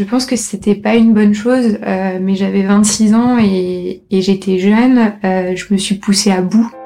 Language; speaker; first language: French; native; French